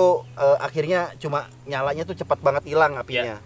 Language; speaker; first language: Indonesian; native; Indonesian